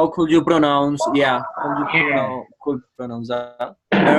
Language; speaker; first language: English; non-native, learner; Spanish